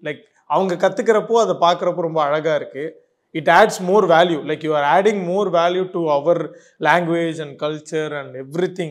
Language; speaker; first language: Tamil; native; Tamil